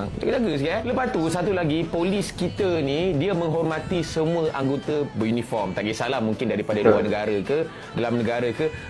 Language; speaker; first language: Malay; native; Malay